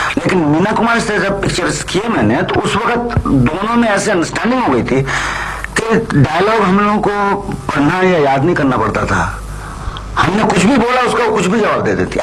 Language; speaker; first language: Hindi; non-native, local second language; Bangla